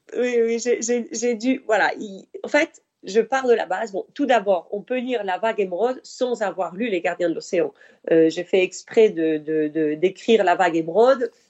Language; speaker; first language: French; non-native, fluent; Spanish